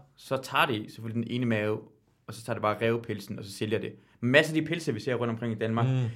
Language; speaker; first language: Danish; non-native, fluent; Persian